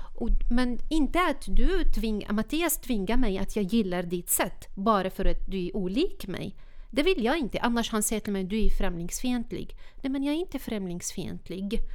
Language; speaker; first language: Swedish; non-native, fluent; Arabic